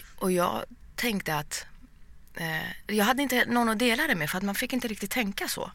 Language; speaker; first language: Swedish; early bilingual, other home language; Persian